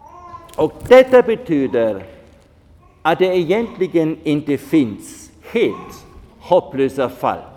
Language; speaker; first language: Swedish; non-native, fluent; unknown